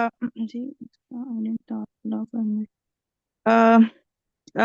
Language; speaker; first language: German; non-native, learner; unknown